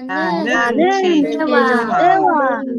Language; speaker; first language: Korean; non-native, learner; Indonesian